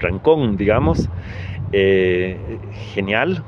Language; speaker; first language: Spanish; native; Spanish